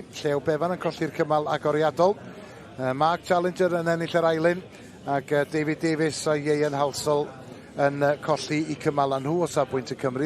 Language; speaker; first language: Welsh; native; Welsh